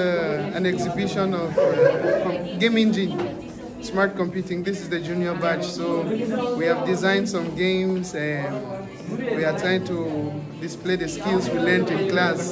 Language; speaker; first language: English; non-native, fluent; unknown